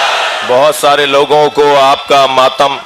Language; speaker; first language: Urdu; native; Urdu